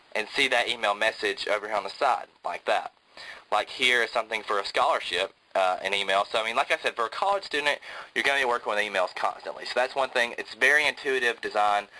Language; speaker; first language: English; native; English